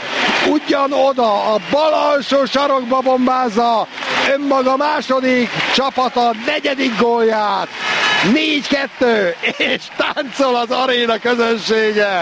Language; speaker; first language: Hungarian; native; Hungarian